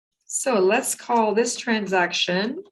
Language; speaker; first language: English; native; English